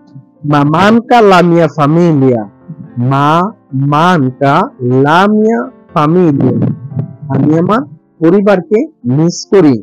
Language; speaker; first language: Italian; non-native, learner; Bangla